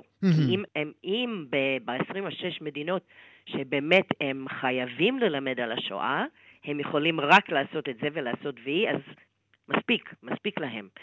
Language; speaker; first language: Hebrew; non-native, fluent; English